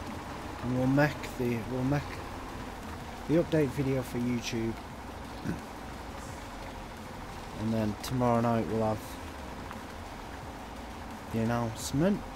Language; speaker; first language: English; native; English